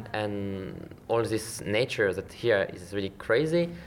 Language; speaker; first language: English; non-native, fluent; French